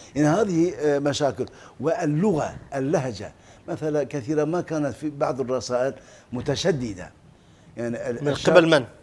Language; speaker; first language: Arabic; non-native, fluent; Turkish